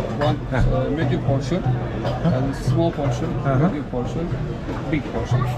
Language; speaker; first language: English; non-native, learner; Turkish